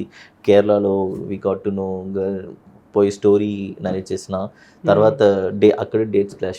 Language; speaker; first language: Telugu; early bilingual, heritage; Telugu